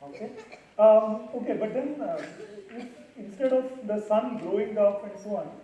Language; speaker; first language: English; non-native, local second language; Marathi